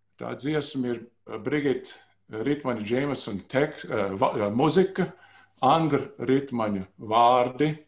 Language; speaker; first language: Latvian; early bilingual, heritage; Latvian